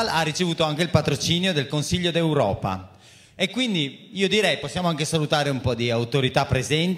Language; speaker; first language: Italian; native; Italian